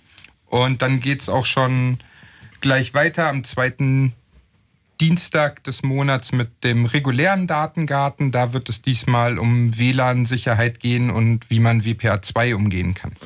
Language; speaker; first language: German; native; German